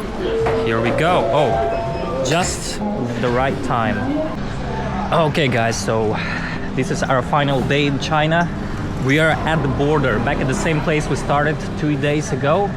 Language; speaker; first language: English; non-native, fluent; Russian